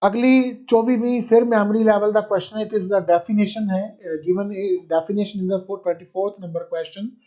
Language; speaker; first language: Hindi; non-native, local second language; Punjabi